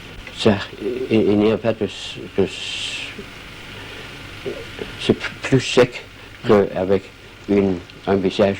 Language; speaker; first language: French; non-native, fluent; Danish